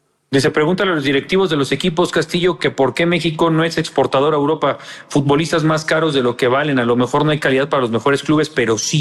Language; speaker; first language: Spanish; native; Spanish